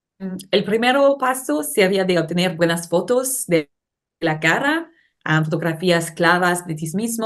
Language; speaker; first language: Spanish; non-native, learner; English